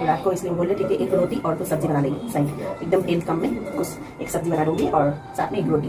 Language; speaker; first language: Hindi; native; Hindi